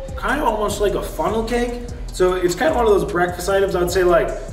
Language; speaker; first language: English; native; English